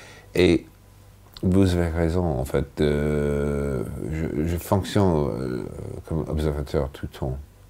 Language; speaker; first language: French; non-native, fluent; English